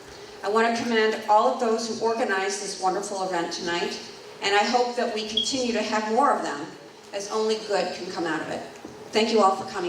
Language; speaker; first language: English; native; English